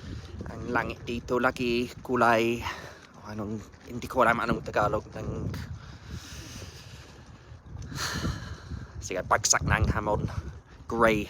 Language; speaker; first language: Filipino; non-native, learner; English